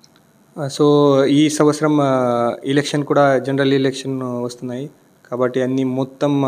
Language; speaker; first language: Telugu; non-native, learner; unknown